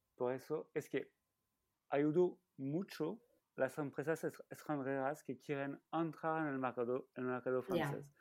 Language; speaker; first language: Spanish; non-native, fluent; French